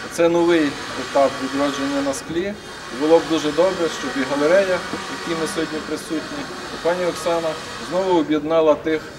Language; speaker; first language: Ukrainian; native; Ukrainian